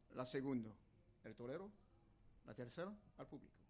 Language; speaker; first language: Spanish; non-native, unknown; French